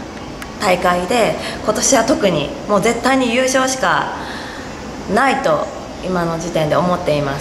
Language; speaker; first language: Japanese; native; Japanese